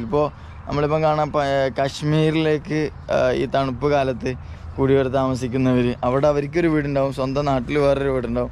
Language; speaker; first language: Malayalam; native; Malayalam